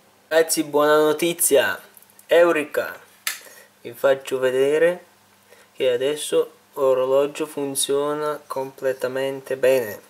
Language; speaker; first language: Italian; non-native, fluent; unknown